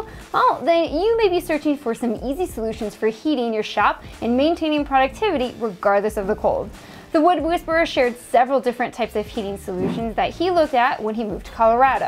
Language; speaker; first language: English; native; English